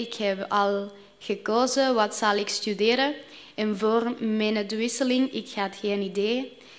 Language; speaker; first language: Dutch; non-native, learner; Spanish